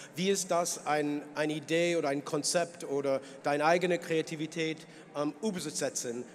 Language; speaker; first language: German; non-native, learner; English